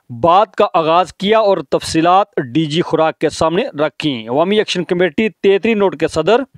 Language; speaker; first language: Urdu; non-native, local second language; Punjabi